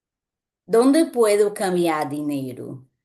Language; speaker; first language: Spanish; non-native, fluent; Portuguese